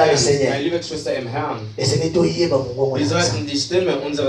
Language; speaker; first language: German; non-native, learner; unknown